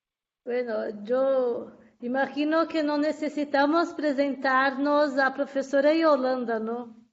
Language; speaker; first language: Spanish; non-native, fluent; Portuguese